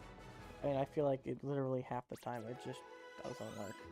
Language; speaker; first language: English; native; English